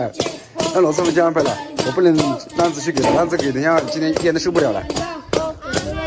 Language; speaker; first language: Chinese; native; Chinese